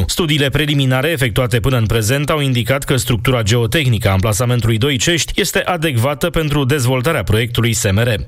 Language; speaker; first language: Romanian; native; Romanian